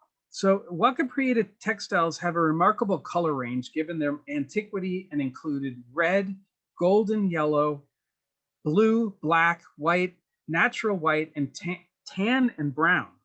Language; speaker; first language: English; native; English